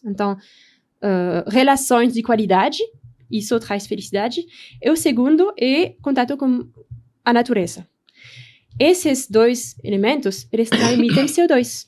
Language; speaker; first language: Portuguese; non-native, learner; French